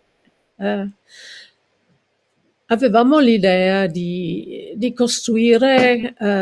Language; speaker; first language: Italian; non-native, learner; English